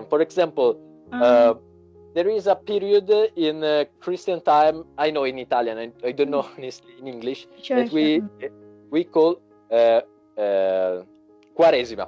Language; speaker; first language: English; non-native, learner; Italian